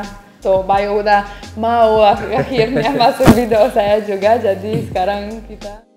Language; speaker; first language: Indonesian; non-native, fluent; Romanian